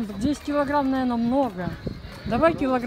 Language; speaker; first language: Russian; native; Russian